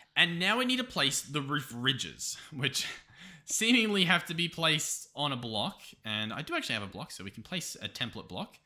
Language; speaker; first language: English; native; English